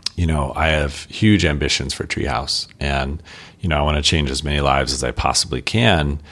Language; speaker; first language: English; native; English